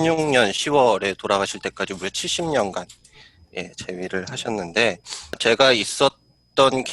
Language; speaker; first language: Korean; native; Korean